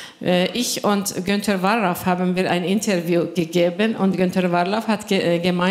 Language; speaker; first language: German; non-native, fluent; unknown